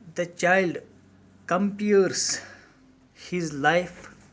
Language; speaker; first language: English; non-native, local second language; Urdu